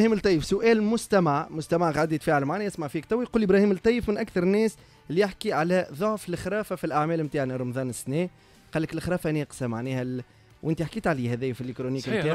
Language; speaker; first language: Arabic; native; Arabic